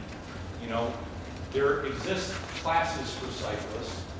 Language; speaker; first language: English; native; English